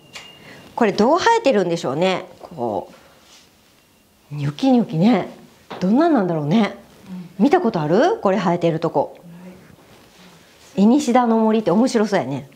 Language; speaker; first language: Japanese; native; Japanese